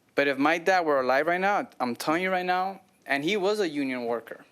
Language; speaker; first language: English; native; English